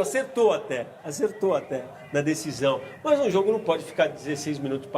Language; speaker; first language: Portuguese; native; Portuguese